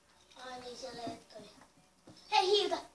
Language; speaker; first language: Finnish; native; Finnish